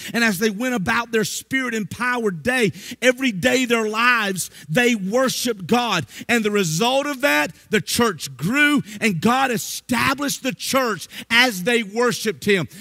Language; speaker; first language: English; native; English